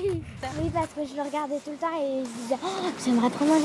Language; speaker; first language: French; native; French